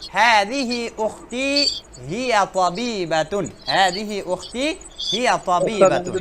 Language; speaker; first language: Arabic; non-native, fluent; Bangla